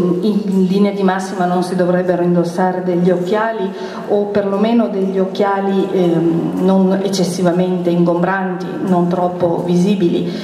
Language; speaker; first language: Italian; native; Italian